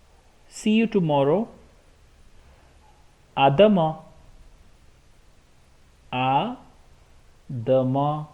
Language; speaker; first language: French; non-native, fluent; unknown